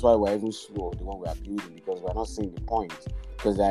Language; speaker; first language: English; non-native, local second language; Yoruba